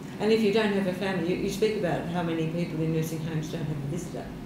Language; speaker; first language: English; native; English